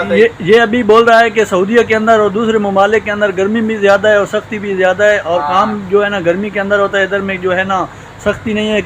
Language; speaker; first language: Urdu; non-native, local second language; Punjabi